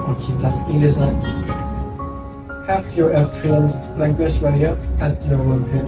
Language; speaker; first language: English; non-native, learner; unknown